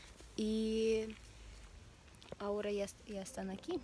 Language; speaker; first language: Spanish; non-native, learner; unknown